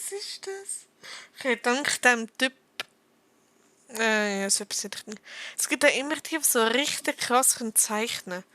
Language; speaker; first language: German; native; German